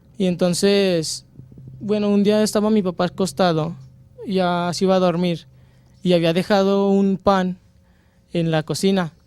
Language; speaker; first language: Spanish; native; Spanish